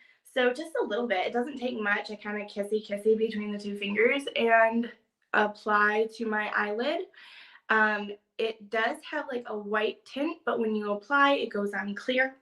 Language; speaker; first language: English; native; English